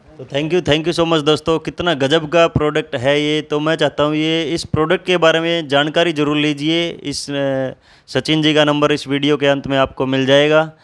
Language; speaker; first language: Hindi; native; Hindi